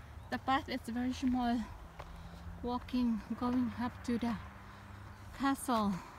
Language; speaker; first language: English; non-native, local second language; Cebuano